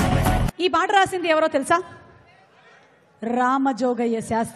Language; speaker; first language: Telugu; native; Telugu